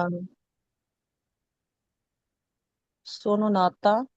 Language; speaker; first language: Italian; non-native, learner; Urdu